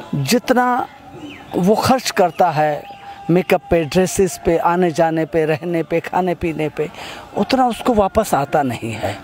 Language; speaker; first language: Hindi; non-native, local second language; Gujarati